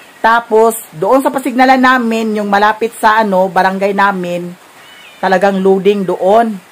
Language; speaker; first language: Filipino; non-native, local second language; Cebuano